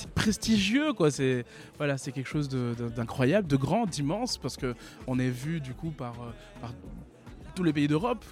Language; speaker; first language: French; native; French